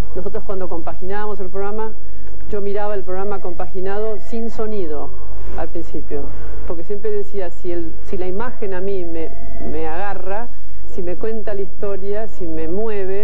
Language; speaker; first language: Spanish; native; Spanish